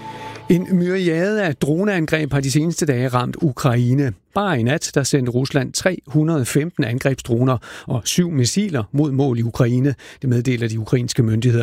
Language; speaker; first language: Danish; native; Danish